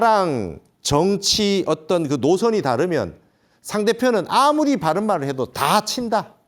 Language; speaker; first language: Korean; native; Korean